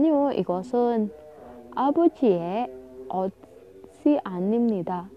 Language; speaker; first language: Korean; non-native, learner; Indonesian